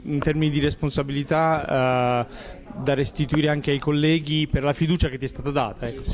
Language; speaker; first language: Italian; native; Italian